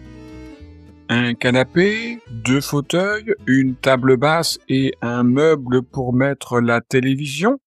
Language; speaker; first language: French; native; French